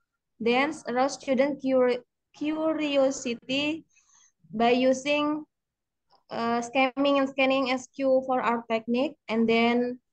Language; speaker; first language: English; non-native, learner; Indonesian